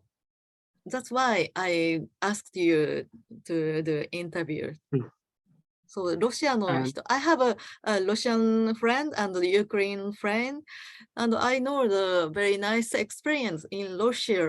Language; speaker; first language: English; non-native, learner; Japanese